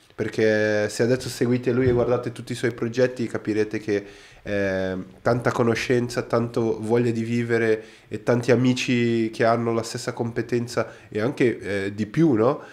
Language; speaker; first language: Italian; native; Italian